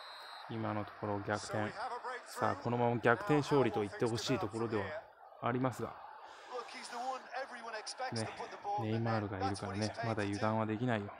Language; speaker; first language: Japanese; native; Japanese